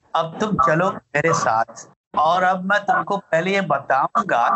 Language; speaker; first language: Hindi; native; Hindi